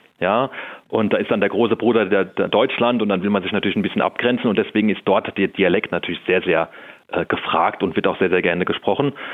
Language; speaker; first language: German; native; German